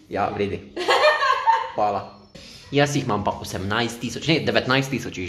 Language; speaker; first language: Slovenian; native; Slovenian